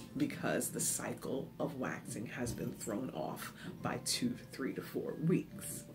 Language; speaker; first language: English; native; English